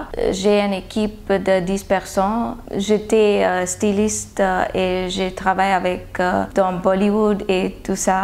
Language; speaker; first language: French; non-native, learner; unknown